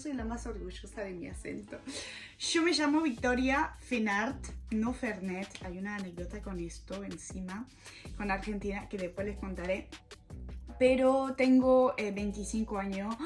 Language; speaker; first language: Spanish; non-native, fluent; French